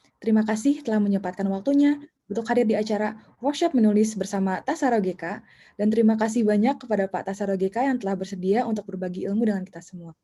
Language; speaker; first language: Indonesian; native; Indonesian